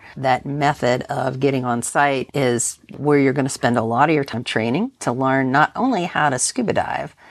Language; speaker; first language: English; native; English